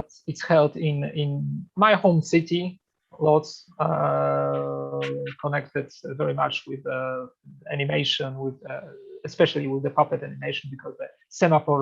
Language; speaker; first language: English; non-native, fluent; Polish